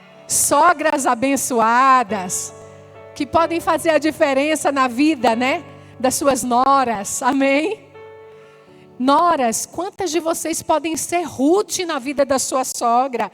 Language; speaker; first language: Portuguese; native; Portuguese